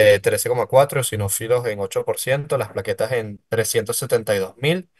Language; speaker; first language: Spanish; native; Spanish